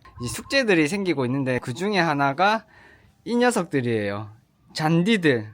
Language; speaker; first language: Korean; native; Korean